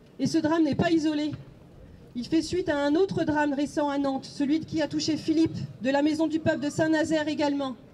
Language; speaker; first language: French; native; French